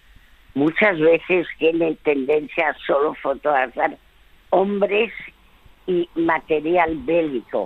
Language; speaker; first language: Spanish; early bilingual, other home language; French